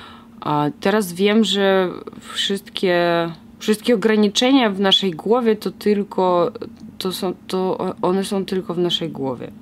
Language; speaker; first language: Polish; non-native, fluent; Russian